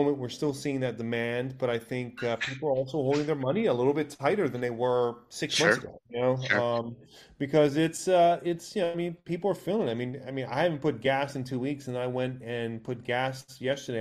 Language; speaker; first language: English; native; English